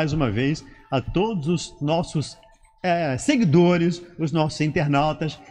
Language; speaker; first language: Portuguese; native; Portuguese